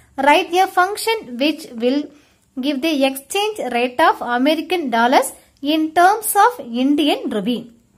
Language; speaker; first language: English; non-native, local second language; Tamil